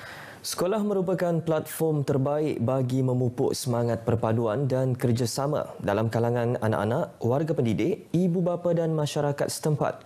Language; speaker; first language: Malay; native; Malay